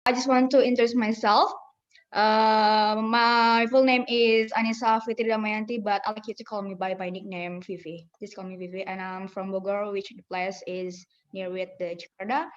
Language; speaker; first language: English; non-native, learner; Indonesian